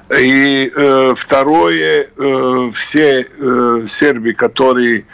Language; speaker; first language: Russian; non-native, fluent; Serbian